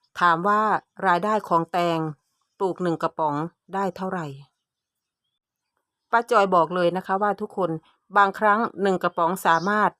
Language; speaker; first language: Thai; native; Thai